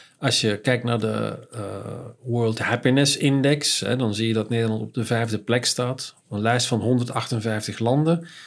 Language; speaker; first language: Dutch; native; Dutch